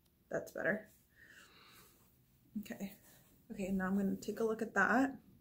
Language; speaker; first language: English; early bilingual, other home language; Spanish